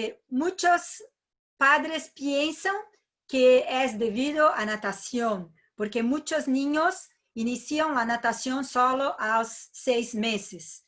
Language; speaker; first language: Spanish; non-native, learner; Portuguese